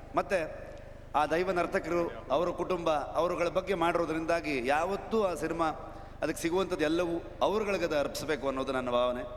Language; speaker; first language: Kannada; native; Kannada